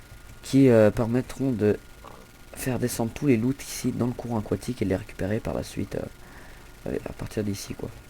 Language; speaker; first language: French; native; French